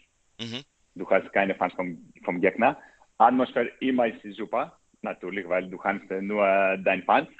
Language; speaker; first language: German; non-native, learner; Greek